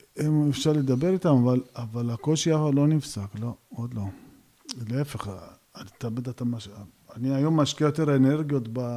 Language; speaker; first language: Hebrew; early bilingual, other home language; Georgian